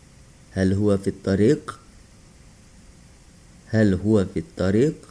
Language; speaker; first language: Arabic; non-native, local second language; Indonesian